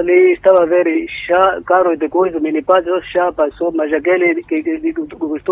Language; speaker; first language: Portuguese; non-native, local second language; Makhuwa